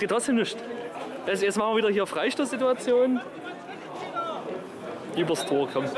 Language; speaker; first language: German; native; German